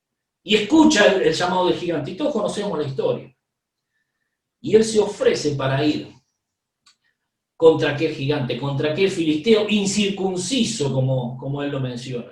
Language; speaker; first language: Spanish; native; Spanish